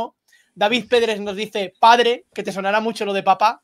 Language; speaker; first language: Spanish; native; Spanish